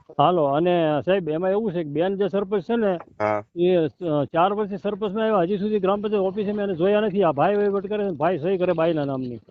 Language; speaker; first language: Gujarati; native; Gujarati